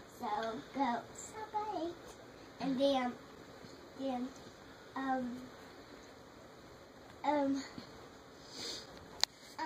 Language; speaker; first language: English; native; English